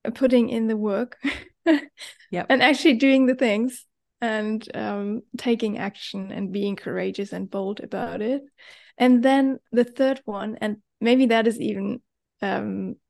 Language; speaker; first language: English; non-native, fluent; German